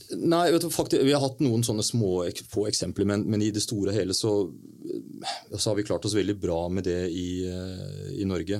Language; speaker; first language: Norwegian; native; Norwegian